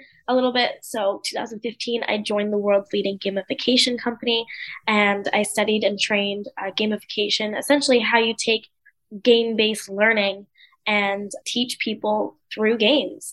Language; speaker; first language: English; native; English